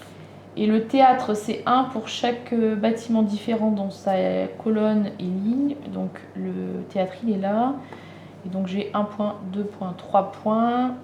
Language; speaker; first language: French; native; French